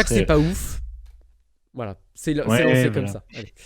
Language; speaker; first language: French; native; French